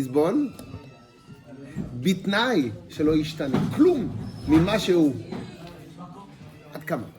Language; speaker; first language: Hebrew; non-native, fluent; French